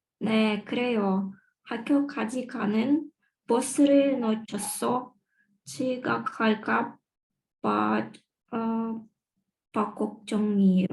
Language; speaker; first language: Korean; non-native, learner; Russian